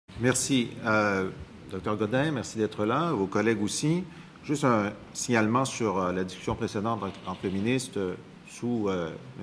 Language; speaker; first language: French; native; French